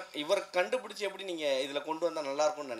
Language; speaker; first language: Tamil; native; Tamil